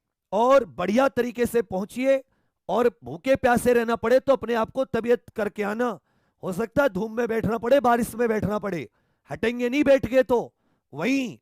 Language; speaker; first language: Hindi; native; Hindi